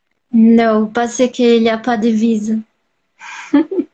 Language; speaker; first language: French; non-native, learner; Portuguese